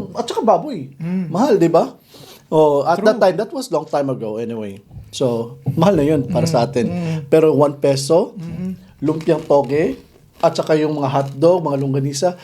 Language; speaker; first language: Filipino; non-native, local second language; Cebuano